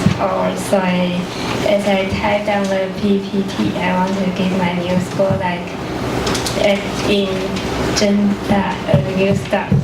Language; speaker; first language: English; non-native, learner; Chinese